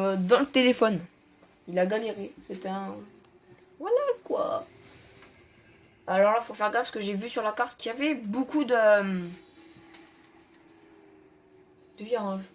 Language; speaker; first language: French; native; French